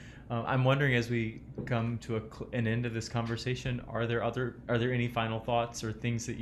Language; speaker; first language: English; native; English